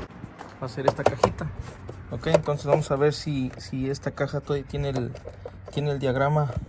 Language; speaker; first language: Spanish; native; Spanish